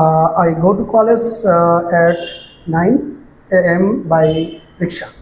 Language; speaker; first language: English; non-native, learner; Bangla